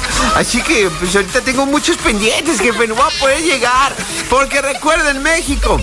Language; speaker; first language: Spanish; native; Spanish